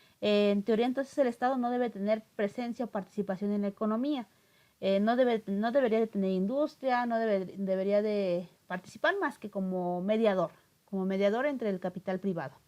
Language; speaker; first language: Spanish; native; Spanish